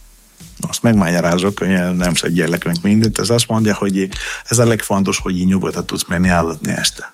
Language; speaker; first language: Hungarian; non-native, learner; Greek